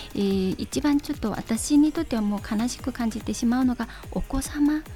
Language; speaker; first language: Japanese; non-native, fluent; Chinese